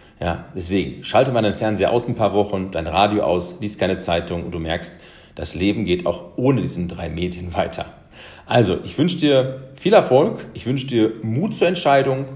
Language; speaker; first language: German; early bilingual, other home language; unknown